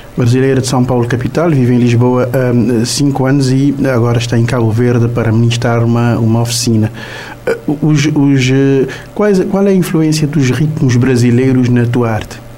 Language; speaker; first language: Portuguese; non-native, local second language; Kabuverdianu